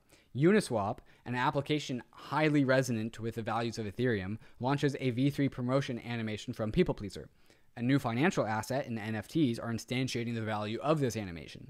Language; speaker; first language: English; native; English